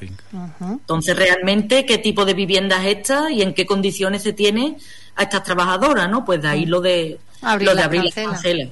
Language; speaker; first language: Spanish; native; Spanish